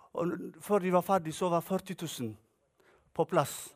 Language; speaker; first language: Norwegian; non-native, fluent; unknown